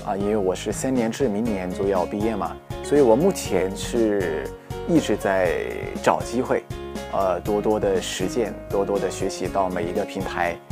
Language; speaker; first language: Chinese; non-native, fluent; Arabic